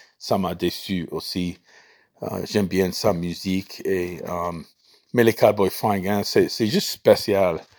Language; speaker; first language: French; non-native, fluent; English